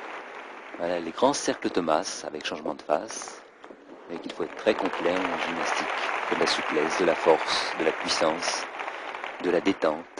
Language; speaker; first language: French; native; French